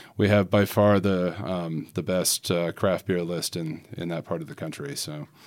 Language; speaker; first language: English; native; English